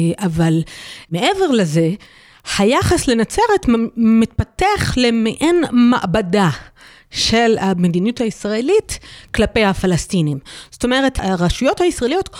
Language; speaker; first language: Hebrew; non-native, local second language; Arabic